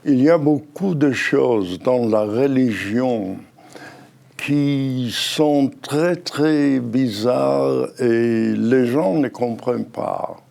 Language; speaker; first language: French; non-native, fluent; Hebrew